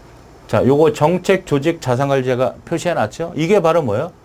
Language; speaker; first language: Korean; native; Korean